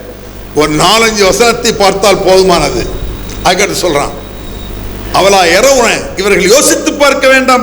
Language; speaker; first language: Tamil; native; Tamil